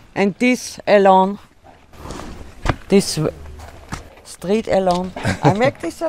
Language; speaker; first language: English; non-native, learner; German